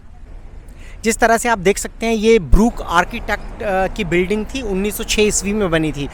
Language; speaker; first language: Hindi; native; Hindi